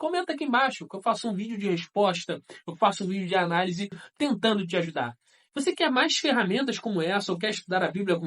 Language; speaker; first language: Portuguese; native; Portuguese